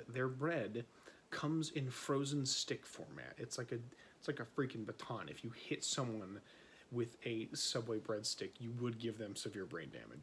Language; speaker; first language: English; native; English